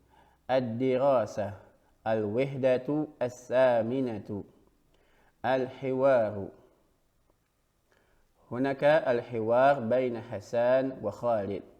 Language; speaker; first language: Arabic; non-native, fluent; Indonesian